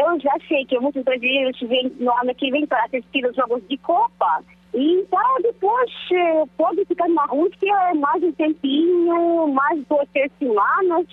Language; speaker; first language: Portuguese; non-native, fluent; Russian